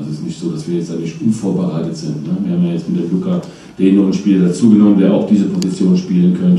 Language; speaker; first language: German; native; German